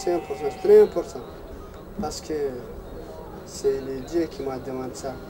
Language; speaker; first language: French; non-native, learner; Arabic